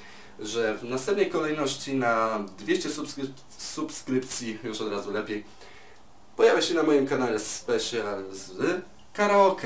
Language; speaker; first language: Polish; native; Polish